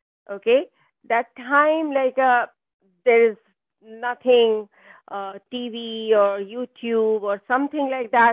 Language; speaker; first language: English; non-native, local second language; Hindi